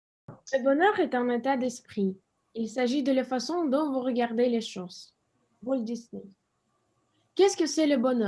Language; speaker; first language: French; non-native, fluent; Russian